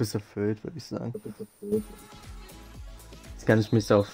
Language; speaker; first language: German; native; German